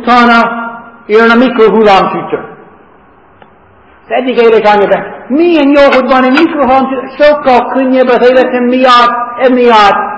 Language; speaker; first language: Hungarian; non-native, fluent; English